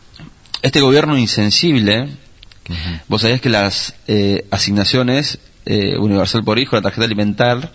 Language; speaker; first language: Spanish; native; Spanish